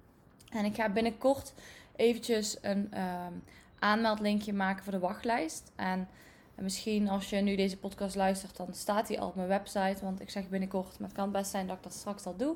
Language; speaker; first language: Dutch; native; Dutch